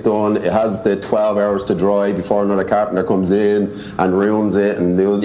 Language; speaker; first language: English; native; English